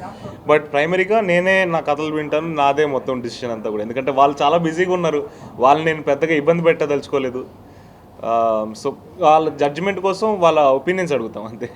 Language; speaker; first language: Telugu; native; Telugu